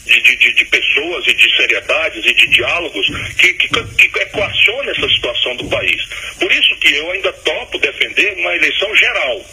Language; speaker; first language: Portuguese; native; Portuguese